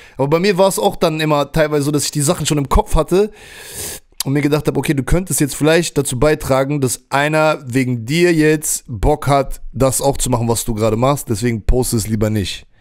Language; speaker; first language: German; native; German